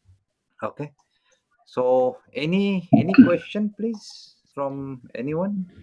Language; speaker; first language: English; non-native, local second language; French